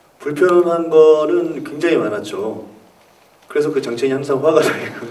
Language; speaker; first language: Korean; native; Korean